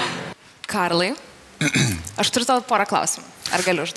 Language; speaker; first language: Lithuanian; native; Lithuanian